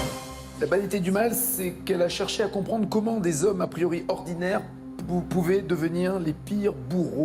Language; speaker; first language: French; native; French